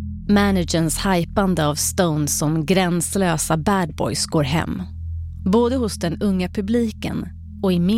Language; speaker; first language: Swedish; native; Swedish